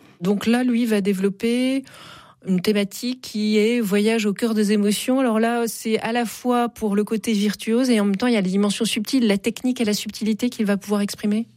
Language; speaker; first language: French; native; French